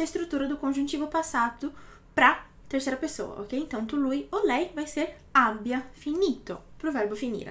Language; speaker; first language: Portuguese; native; Portuguese